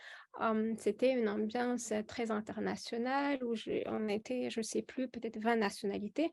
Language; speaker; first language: French; non-native, local second language; Arabic